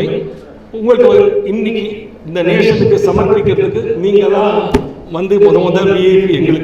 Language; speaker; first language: Tamil; native; Tamil